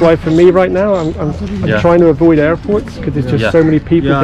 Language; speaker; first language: English; native; English